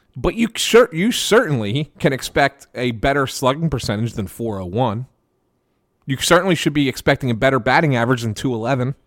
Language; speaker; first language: English; native; English